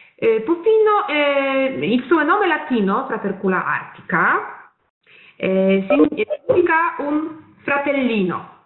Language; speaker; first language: Italian; non-native, fluent; Polish